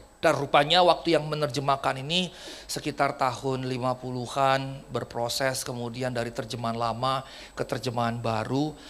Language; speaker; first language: Indonesian; native; Indonesian